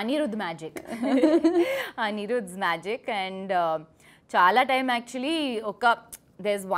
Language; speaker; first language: Telugu; non-native, fluent; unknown